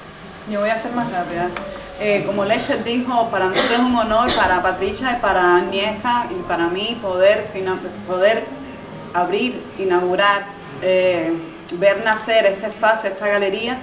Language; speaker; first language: Spanish; native; Spanish